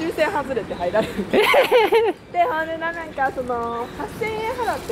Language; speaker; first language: Japanese; native; Japanese